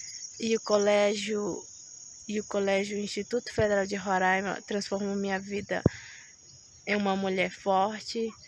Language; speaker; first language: Portuguese; non-native, local second language; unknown